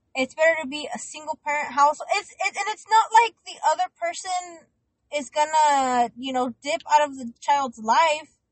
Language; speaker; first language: English; early bilingual, other home language; Spanish